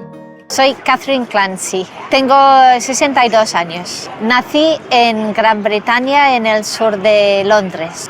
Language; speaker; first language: Spanish; non-native, local second language; English